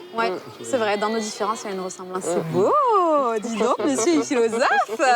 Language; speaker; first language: French; native; French